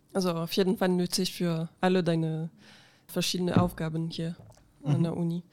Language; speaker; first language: German; non-native, fluent; French